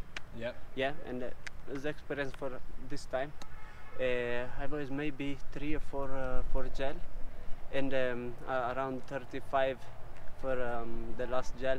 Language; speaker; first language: English; non-native, learner; Italian